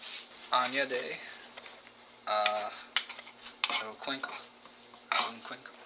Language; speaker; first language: Spanish; non-native, learner; English